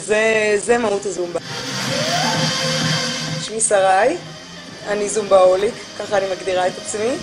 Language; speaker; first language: Hebrew; native; Hebrew